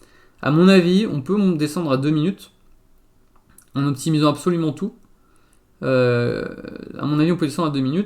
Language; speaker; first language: French; native; French